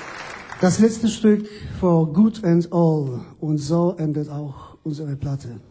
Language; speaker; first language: German; non-native, fluent; Polish